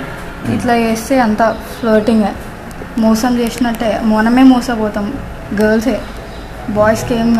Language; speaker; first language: Telugu; native; Telugu